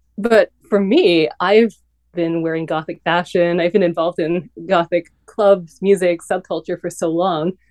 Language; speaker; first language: English; native; English